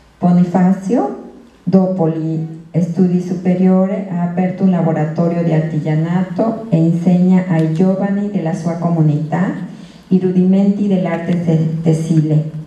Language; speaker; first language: Italian; non-native, learner; Spanish